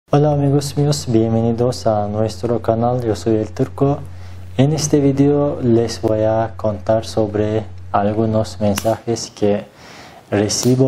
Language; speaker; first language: Spanish; non-native, learner; Turkish